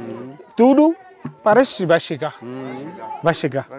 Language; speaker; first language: Portuguese; non-native, learner; Vietnamese